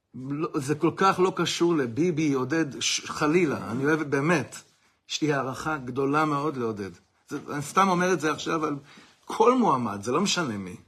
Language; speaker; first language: Hebrew; non-native, fluent; English